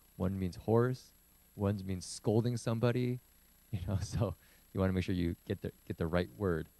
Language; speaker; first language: English; early bilingual, other home language; Chinese